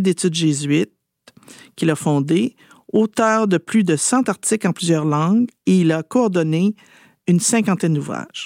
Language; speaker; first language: French; native; French